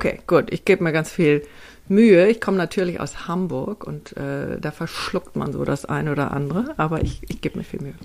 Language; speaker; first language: German; native; German